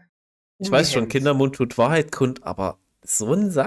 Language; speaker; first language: German; native; German